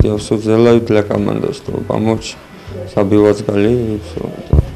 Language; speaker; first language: Russian; non-native, learner; Georgian